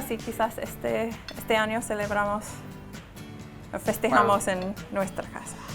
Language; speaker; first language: Spanish; non-native, fluent; English